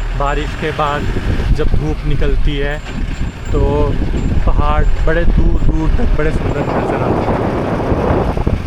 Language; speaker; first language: Hindi; non-native, local second language; Kannada